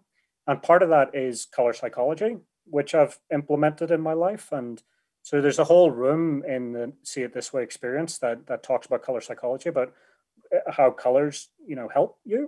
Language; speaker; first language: English; native; English